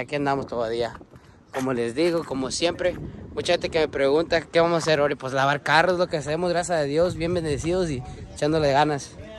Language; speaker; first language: Spanish; early bilingual, heritage; Spanish